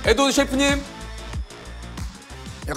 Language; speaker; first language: Korean; native; Korean